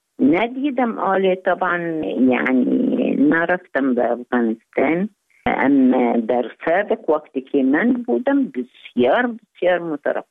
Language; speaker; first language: Persian; non-native, fluent; Arabic